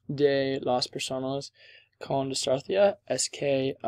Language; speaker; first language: Spanish; non-native, learner; English